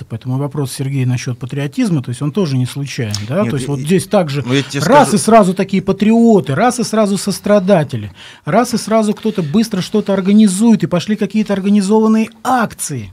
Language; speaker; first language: Russian; native; Russian